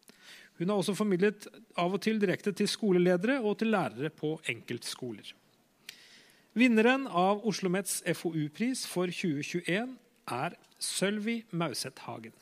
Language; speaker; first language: Norwegian; native; Norwegian